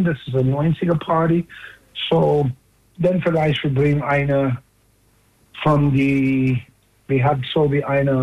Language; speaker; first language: German; non-native, learner; English